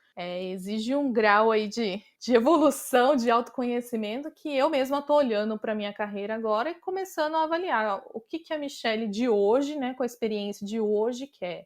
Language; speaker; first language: Portuguese; native; Portuguese